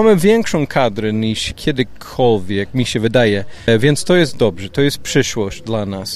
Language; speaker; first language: Polish; non-native, fluent; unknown